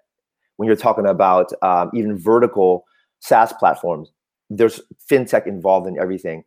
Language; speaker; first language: English; early bilingual, other home language; Cantonese